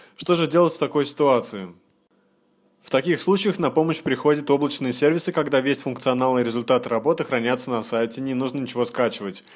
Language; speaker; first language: Russian; native; Russian